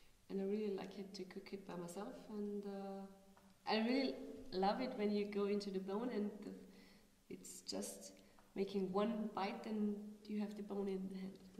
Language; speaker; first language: English; non-native, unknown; German